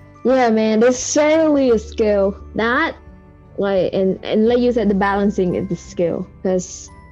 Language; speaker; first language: English; non-native, fluent; Vietnamese